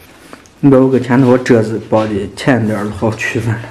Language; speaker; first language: Chinese; native; Chinese